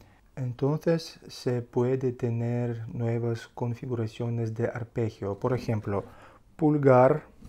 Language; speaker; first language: Spanish; non-native, learner; Russian